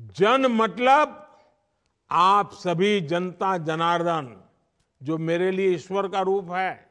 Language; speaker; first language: Hindi; non-native, local second language; Gujarati